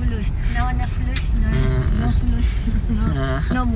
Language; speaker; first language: Indonesian; native; Indonesian